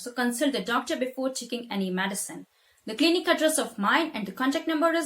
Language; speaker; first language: English; non-native, local second language; Hindi